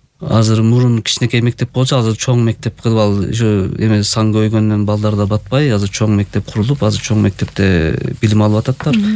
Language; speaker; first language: Kyrgyz; early bilingual, heritage; Kyrgyz